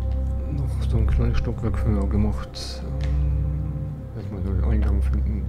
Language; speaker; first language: German; native; German